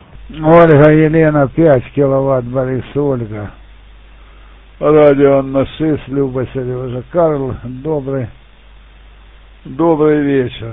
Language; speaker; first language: Russian; native; Russian